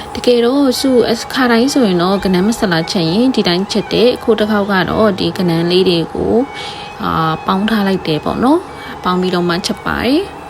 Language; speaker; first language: Burmese; native; Burmese